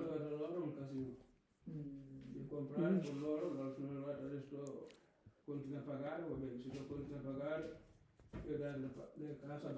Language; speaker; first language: Italian; non-native, learner; Punjabi